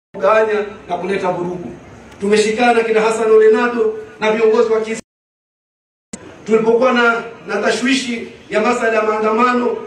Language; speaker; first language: Swahili; native; Swahili